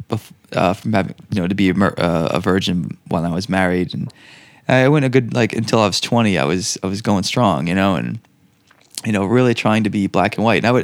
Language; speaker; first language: English; native; English